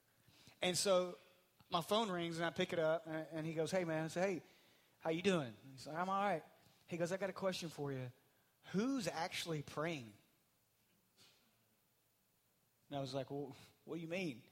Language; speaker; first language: English; native; English